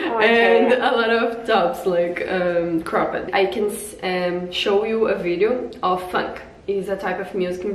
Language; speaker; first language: English; non-native, learner; Portuguese